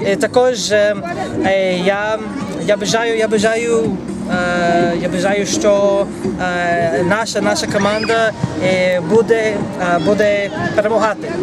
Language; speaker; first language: Ukrainian; non-native, learner; English